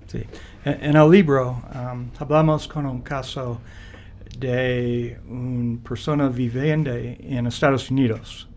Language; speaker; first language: Spanish; non-native, learner; English